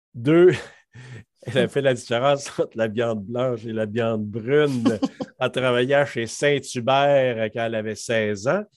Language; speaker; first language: French; native; French